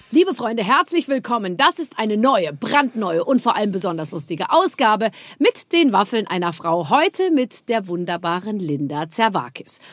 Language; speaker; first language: German; native; German